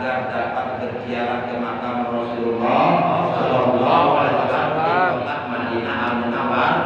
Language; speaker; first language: Indonesian; non-native, local second language; Javanese